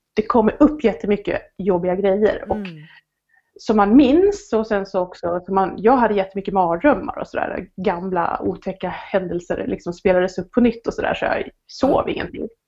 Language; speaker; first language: Swedish; native; Swedish